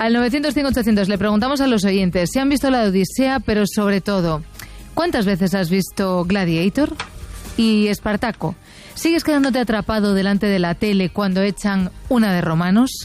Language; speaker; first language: Spanish; native; Spanish